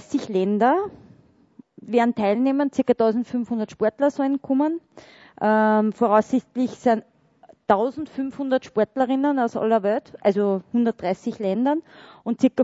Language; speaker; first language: German; native; German